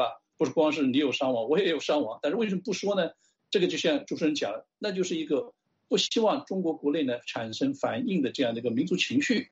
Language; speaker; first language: Chinese; native; Chinese